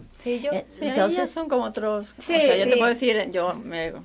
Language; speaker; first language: Spanish; native; Spanish